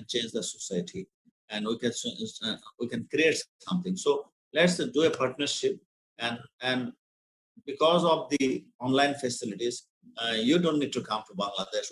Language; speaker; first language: English; non-native, local second language; Bangla